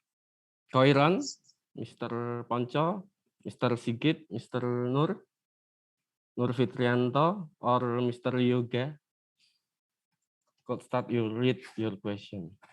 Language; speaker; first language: English; non-native, learner; Indonesian